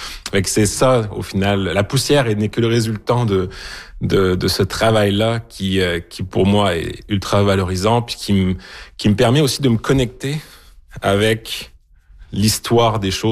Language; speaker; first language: French; native; French